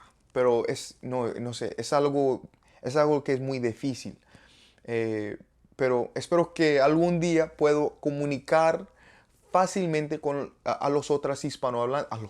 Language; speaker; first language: Spanish; non-native, learner; English